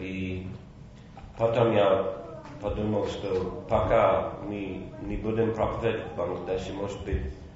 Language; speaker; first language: Russian; non-native, fluent; English